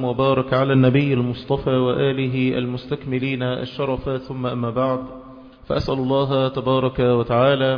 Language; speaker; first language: Arabic; native; Arabic